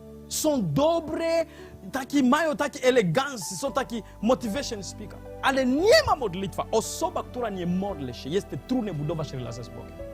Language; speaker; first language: Polish; non-native, learner; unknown